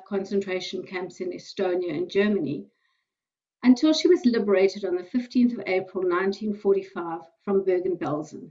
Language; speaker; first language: English; native; English